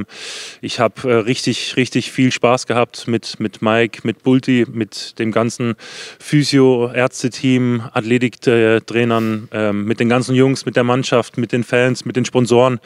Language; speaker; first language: German; native; German